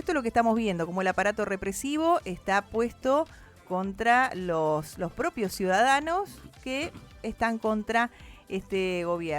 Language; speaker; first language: Spanish; native; Spanish